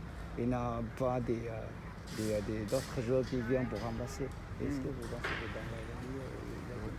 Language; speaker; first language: French; non-native, learner; Vietnamese